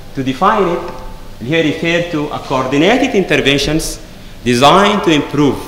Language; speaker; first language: English; non-native, fluent; Arabic